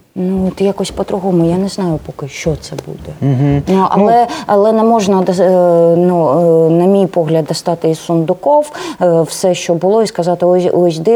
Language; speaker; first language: Ukrainian; non-native, local second language; Russian